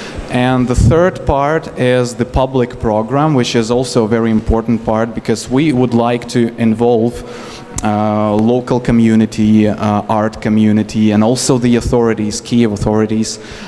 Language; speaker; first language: English; non-native, fluent; Ukrainian